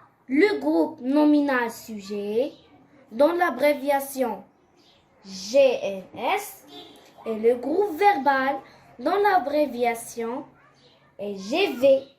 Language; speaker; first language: French; non-native, local second language; Arabic